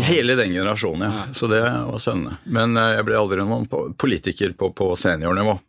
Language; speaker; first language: Norwegian; early bilingual, other home language; Hungarian